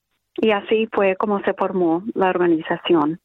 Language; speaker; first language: Spanish; early bilingual, other home language; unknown